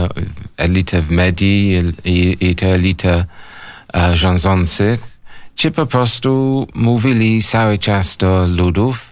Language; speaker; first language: Polish; non-native, learner; English